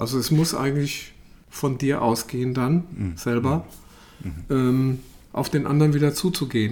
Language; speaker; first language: German; native; German